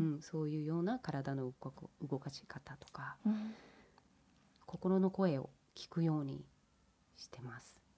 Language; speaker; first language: Japanese; early bilingual, heritage; English